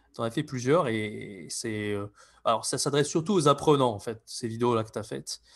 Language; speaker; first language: French; native; French